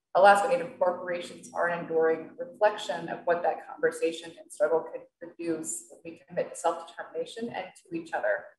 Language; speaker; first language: English; native; English